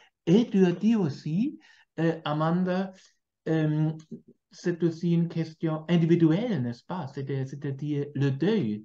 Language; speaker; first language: French; non-native, fluent; German